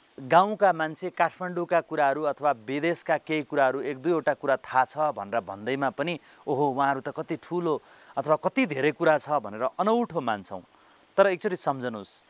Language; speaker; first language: Nepali; native; Nepali